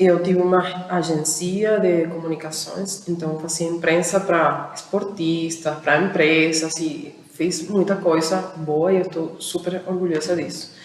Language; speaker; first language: Portuguese; non-native, fluent; Spanish